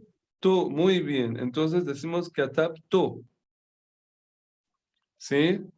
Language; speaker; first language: Spanish; non-native, fluent; Persian